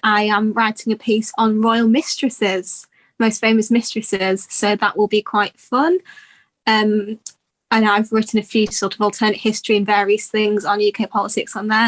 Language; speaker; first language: English; native; English